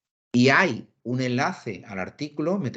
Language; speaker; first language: Spanish; native; Spanish